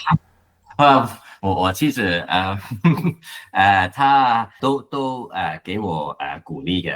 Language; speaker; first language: Chinese; non-native, learner; Cantonese